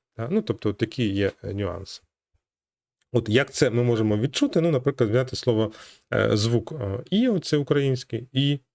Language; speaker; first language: Ukrainian; native; Ukrainian